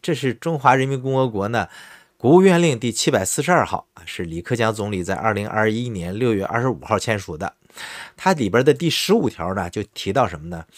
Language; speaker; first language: Chinese; native; Chinese